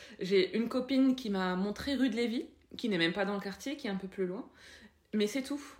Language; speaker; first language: French; non-native, local second language; Arabic